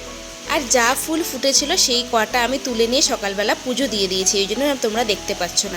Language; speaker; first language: Bangla; native; Bangla